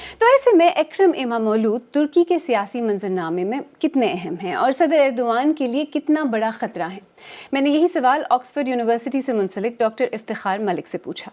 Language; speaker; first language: Urdu; native; Urdu